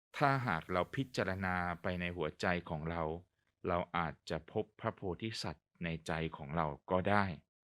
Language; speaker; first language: Thai; native; Thai